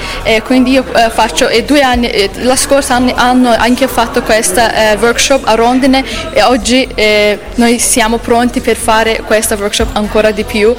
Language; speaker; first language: Italian; non-native, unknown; Azerbaijani